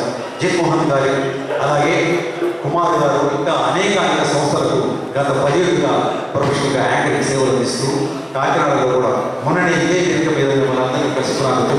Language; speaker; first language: Telugu; native; Telugu